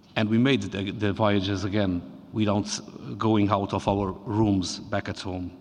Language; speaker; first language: English; non-native, fluent; Portuguese